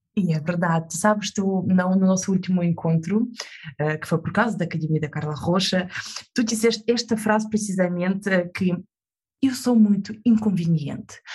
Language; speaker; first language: Portuguese; non-native, fluent; Russian